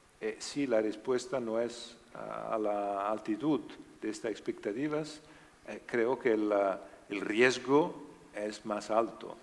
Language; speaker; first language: Spanish; non-native, learner; Italian